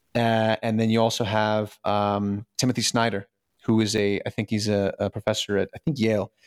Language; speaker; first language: English; early bilingual, other home language; Russian